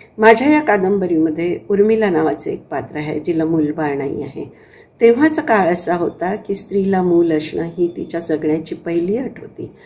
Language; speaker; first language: Marathi; native; Marathi